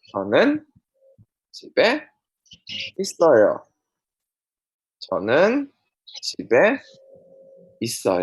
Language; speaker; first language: Korean; non-native, fluent; Indonesian